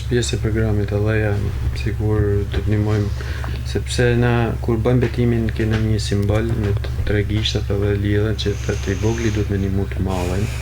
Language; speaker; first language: Albanian; native; Albanian